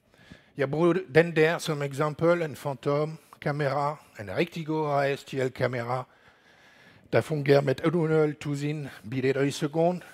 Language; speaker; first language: Danish; non-native, learner; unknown